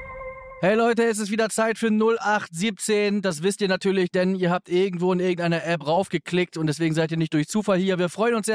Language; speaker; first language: German; native; German